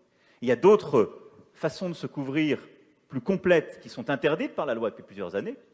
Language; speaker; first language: French; native; French